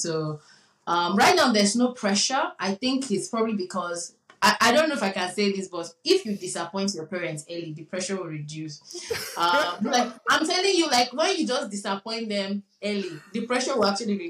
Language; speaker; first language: English; non-native, local second language; Yoruba